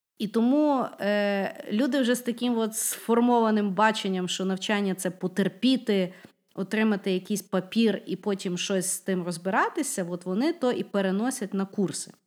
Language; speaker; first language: Ukrainian; non-native, local second language; Russian